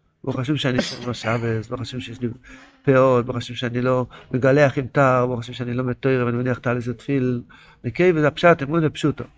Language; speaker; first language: Hebrew; non-native, local second language; Yiddish